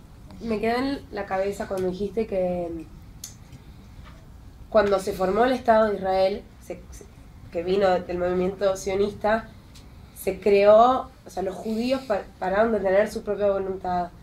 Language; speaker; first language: Spanish; non-native, fluent; Portuguese